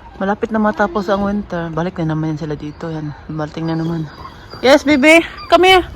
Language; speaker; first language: Filipino; non-native, local second language; Cebuano